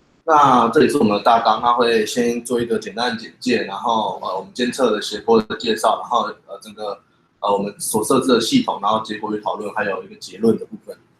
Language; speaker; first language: Chinese; native; Chinese